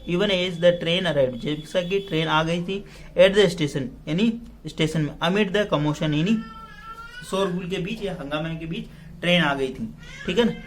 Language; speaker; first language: Hindi; native; Hindi